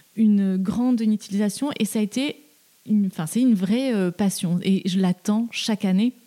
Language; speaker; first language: French; native; French